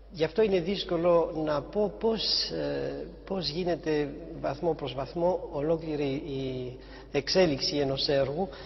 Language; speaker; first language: Greek; early bilingual, heritage; Greek